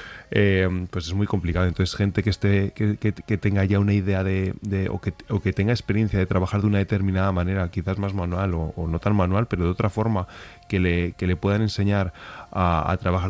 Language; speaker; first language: Spanish; native; Spanish